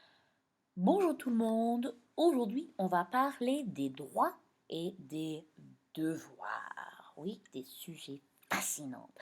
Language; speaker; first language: French; non-native, fluent; English